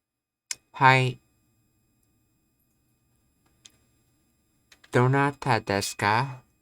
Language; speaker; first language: Japanese; non-native, learner; English